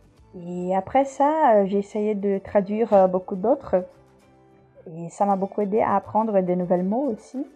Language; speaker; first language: French; non-native, fluent; Portuguese